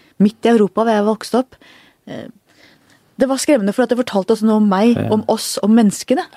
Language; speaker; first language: Norwegian; native; Norwegian